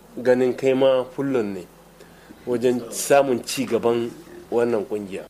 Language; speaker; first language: Hausa; non-native, local second language; Fula